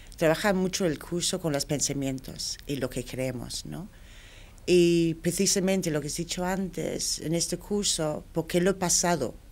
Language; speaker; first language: Spanish; non-native, fluent; English